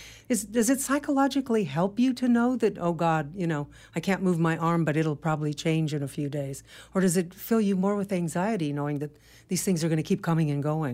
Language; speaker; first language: English; native; English